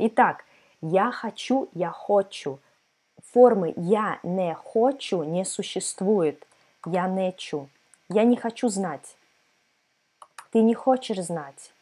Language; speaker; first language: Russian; non-native, fluent; Serbian